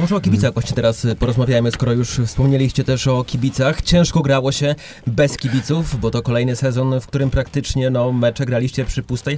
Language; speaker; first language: Polish; native; Polish